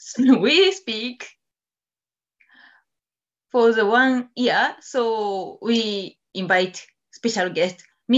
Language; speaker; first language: English; non-native, learner; Japanese